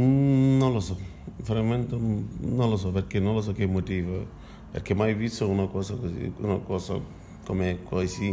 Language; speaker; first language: Italian; non-native, learner; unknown